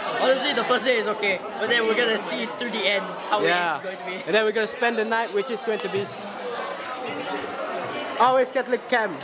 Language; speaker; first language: English; non-native, local second language; Malay